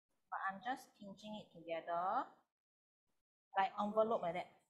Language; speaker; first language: English; non-native, local second language; Chinese